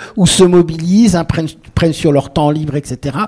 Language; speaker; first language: French; native; French